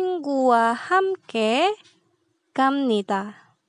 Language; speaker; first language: Korean; non-native, fluent; Indonesian